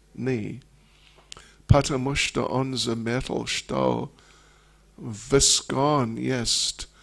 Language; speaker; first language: Russian; non-native, learner; English